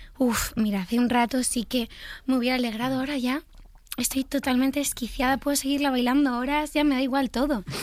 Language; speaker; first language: Spanish; native; Spanish